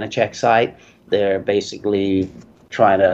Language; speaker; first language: English; native; English